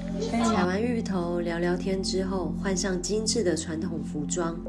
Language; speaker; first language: Chinese; native; Chinese